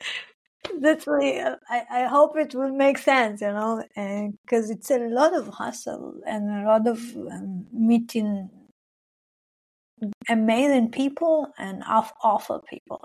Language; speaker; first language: English; non-native, fluent; Hebrew